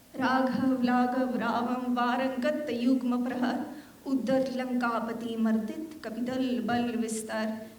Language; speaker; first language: Hindi; non-native, fluent; Armenian